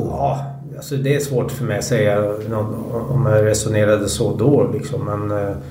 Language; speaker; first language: Swedish; native; Swedish